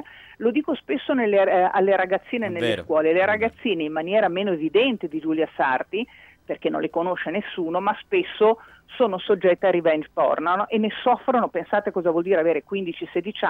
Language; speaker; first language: Italian; native; Italian